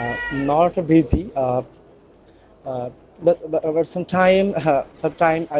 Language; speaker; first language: English; non-native, learner; Bangla